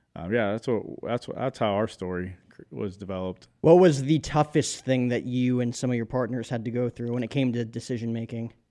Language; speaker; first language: English; native; English